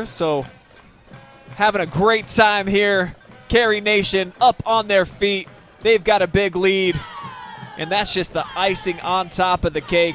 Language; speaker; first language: English; native; English